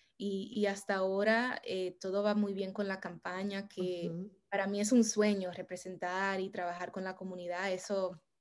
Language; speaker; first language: Spanish; early bilingual, heritage; Spanish